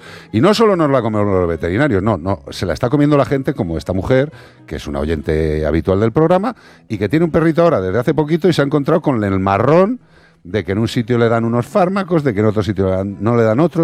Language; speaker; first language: Spanish; native; Spanish